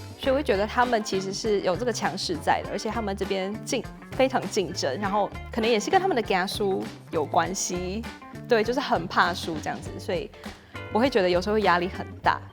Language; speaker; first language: Chinese; native; Chinese